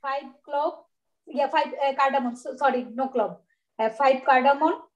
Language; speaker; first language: English; non-native, learner; Bangla